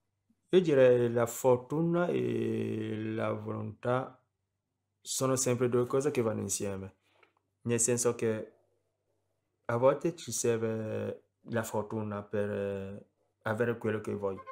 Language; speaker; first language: Italian; non-native, fluent; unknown